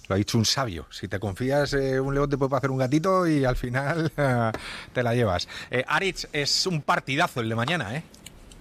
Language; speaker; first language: Spanish; native; Spanish